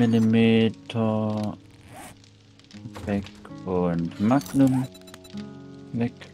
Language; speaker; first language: German; native; German